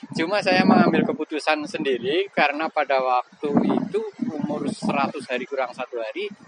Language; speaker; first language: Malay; non-native, local second language; Javanese